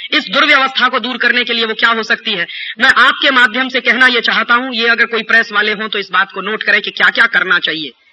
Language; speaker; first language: Hindi; native; Hindi